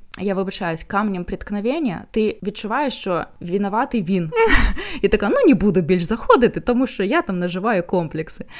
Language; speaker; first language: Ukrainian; non-native, local second language; Russian